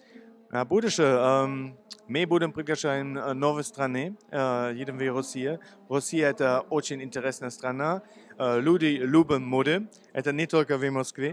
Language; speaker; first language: Russian; non-native, learner; German